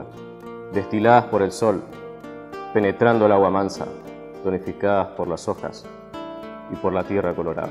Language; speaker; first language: Spanish; native; Spanish